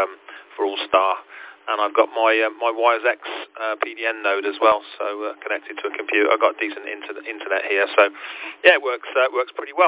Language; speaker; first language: English; native; English